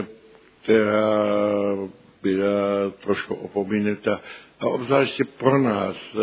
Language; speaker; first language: Czech; early bilingual, heritage; Czech